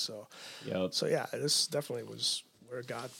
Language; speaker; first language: English; non-native, fluent; Romanian